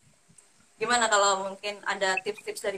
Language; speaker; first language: Indonesian; native; Indonesian